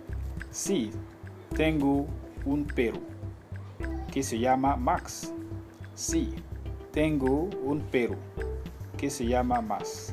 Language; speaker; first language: Spanish; non-native, learner; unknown